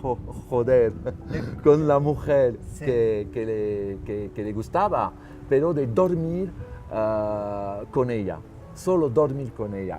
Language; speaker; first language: Spanish; non-native, learner; French